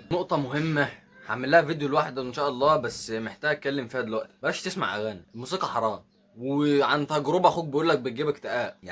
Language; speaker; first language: Arabic; native; Arabic